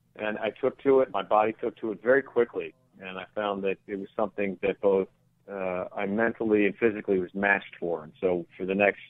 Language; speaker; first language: English; native; English